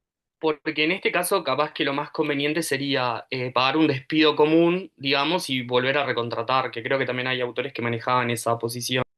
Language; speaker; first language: Spanish; native; Spanish